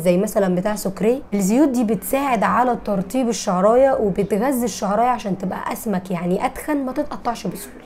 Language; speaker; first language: Arabic; native; Arabic